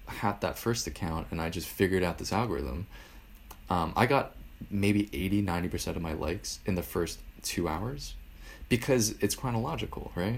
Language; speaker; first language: English; native; English